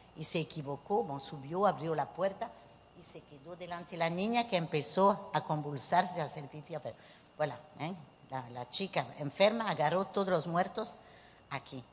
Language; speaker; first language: Spanish; early bilingual, heritage; Spanish